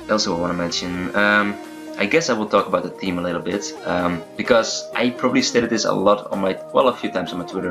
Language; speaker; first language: English; non-native, fluent; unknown